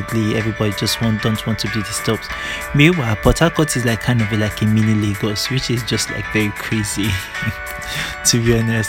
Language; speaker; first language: English; non-native, local second language; Igbo